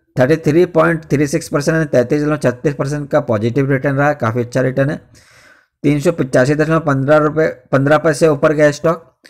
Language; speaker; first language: Hindi; native; Hindi